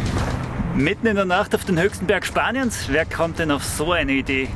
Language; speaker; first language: German; native; German